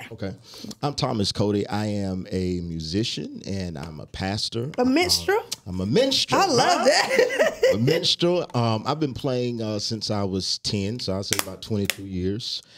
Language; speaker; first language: English; native; English